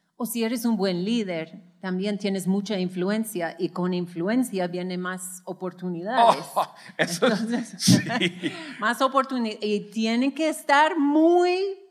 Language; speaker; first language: Spanish; non-native, fluent; English